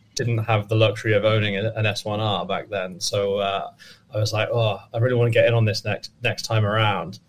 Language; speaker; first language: English; native; English